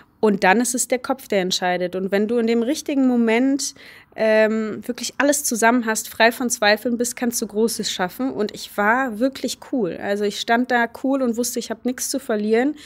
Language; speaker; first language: German; early bilingual, other home language; Polish